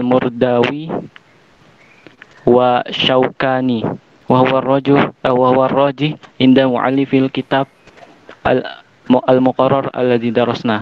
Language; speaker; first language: Arabic; non-native, learner; Indonesian